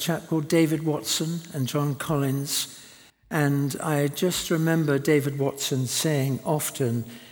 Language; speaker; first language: English; native; English